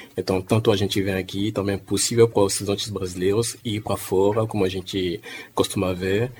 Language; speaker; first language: Portuguese; non-native, fluent; French